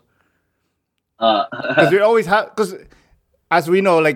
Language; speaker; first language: English; non-native, local second language; Filipino